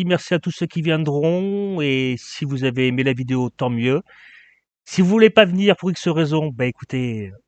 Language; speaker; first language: French; native; French